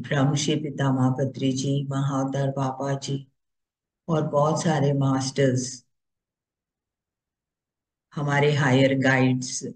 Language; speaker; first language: Hindi; non-native, local second language; Marathi